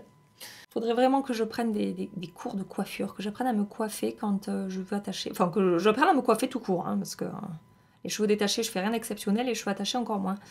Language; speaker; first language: French; native; French